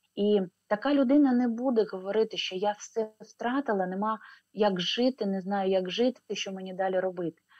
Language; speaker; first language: Ukrainian; non-native, local second language; Russian